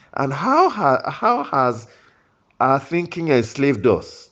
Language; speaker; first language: English; non-native, local second language; Yoruba